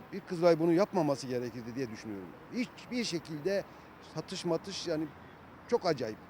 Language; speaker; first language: Turkish; native; Turkish